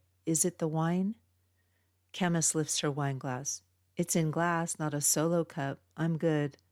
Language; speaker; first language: English; native; English